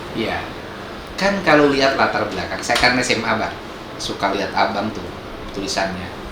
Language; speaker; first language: Indonesian; non-native, local second language; Sundanese